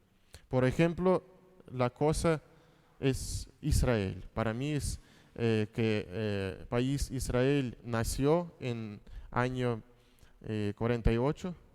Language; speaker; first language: Spanish; non-native, fluent; Russian